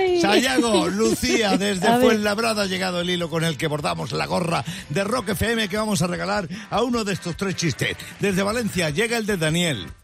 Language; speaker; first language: Spanish; native; Spanish